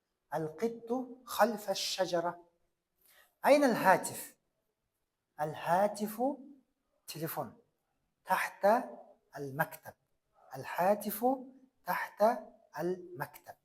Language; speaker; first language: Arabic; non-native, fluent; Kyrgyz